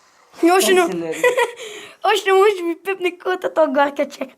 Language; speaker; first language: Bulgarian; native; Bulgarian